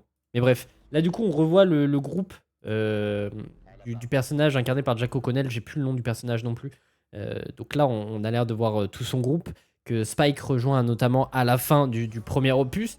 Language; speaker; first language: French; native; French